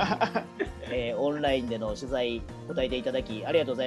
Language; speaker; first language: Japanese; native; Japanese